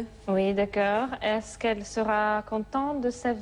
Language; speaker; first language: French; non-native, fluent; Hungarian